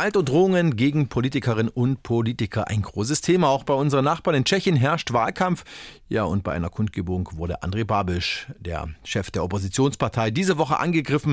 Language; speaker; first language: German; native; German